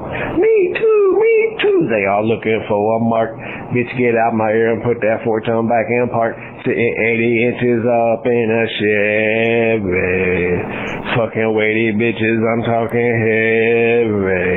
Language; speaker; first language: English; native; English